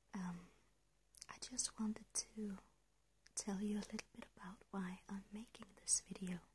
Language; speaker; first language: English; non-native, fluent; Danish